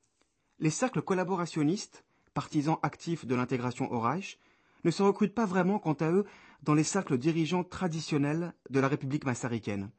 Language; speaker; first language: French; native; French